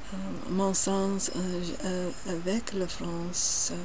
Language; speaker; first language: French; non-native, learner; English